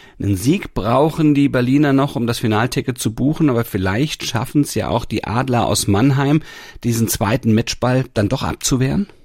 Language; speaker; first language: German; native; German